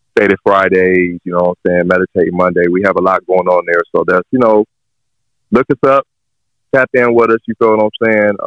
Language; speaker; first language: English; native; English